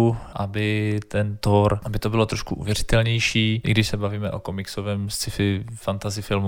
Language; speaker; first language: Czech; native; Czech